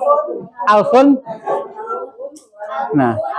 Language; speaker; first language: Arabic; non-native, fluent; Indonesian